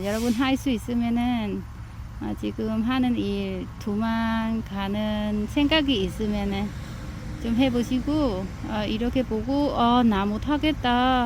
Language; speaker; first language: Korean; non-native, learner; Vietnamese